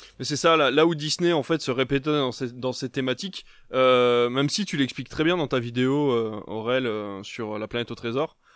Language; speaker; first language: French; native; French